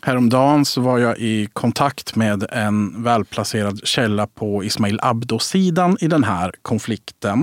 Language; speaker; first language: Swedish; native; Swedish